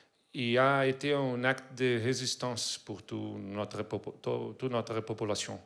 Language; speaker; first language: French; non-native, learner; Portuguese